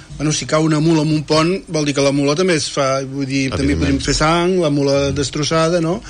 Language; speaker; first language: Catalan; native; Catalan